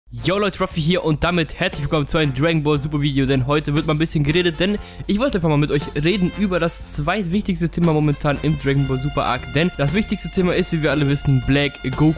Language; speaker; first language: German; native; German